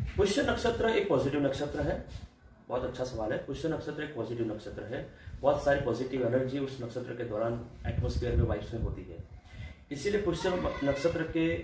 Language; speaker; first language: Hindi; non-native, local second language; Gujarati